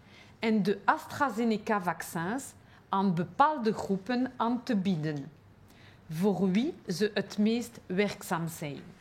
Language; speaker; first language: Dutch; non-native, local second language; French